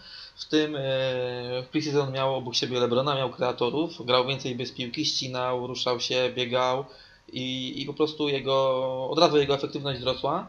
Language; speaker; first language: Polish; native; Polish